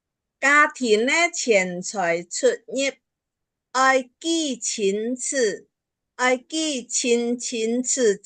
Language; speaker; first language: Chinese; non-native, local second language; Hakka Chinese